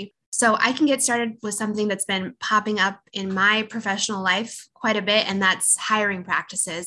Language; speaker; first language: English; native; English